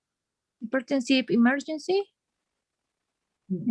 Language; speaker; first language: English; non-native, learner; Spanish